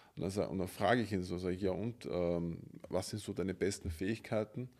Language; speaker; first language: German; native; German